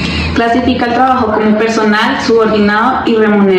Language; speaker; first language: Spanish; native; Spanish